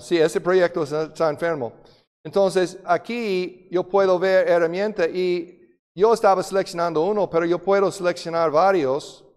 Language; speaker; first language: Spanish; non-native, fluent; English